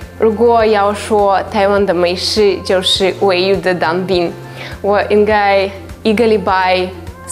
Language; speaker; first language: Chinese; non-native, fluent; Russian